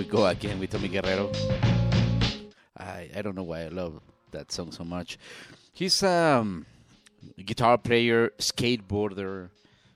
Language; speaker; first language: English; non-native, fluent; Spanish